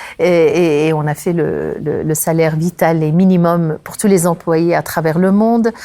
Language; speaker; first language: French; non-native, local second language; Arabic